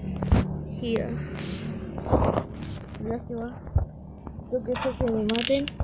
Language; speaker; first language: Spanish; native; Spanish